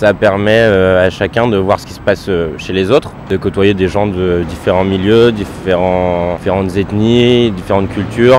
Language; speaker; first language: French; native; French